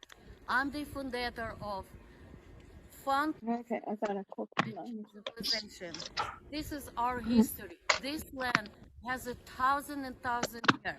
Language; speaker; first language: English; non-native, learner; Ukrainian